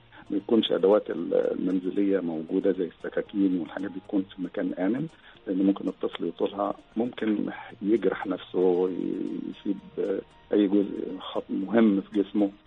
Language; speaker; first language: Arabic; native; Arabic